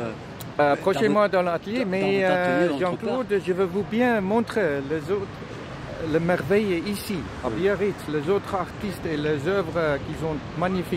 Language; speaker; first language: French; non-native, learner; Dutch